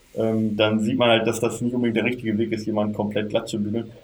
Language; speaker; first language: German; native; German